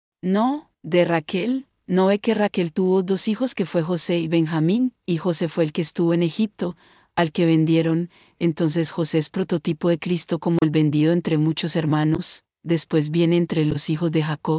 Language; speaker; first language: Spanish; native; Spanish